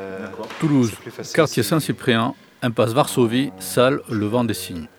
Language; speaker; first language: French; native; French